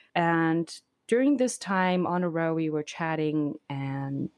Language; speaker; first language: English; non-native, fluent; Chinese